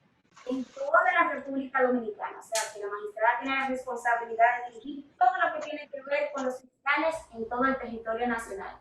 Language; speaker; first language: Spanish; native; Spanish